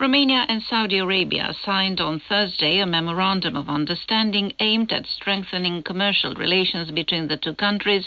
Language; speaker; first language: English; non-native, fluent; Romanian